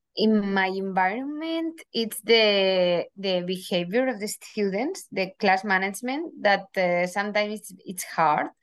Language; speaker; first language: English; non-native, fluent; Spanish